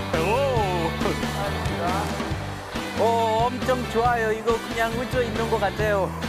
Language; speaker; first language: Korean; non-native, learner; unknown